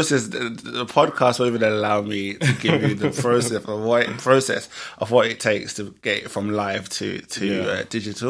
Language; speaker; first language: English; native; English